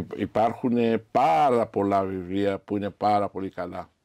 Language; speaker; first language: Greek; non-native, fluent; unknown